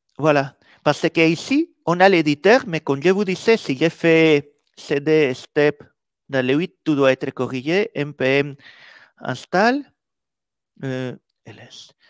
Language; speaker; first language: French; non-native, fluent; Spanish